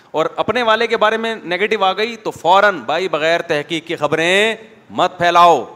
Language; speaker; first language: Urdu; native; Urdu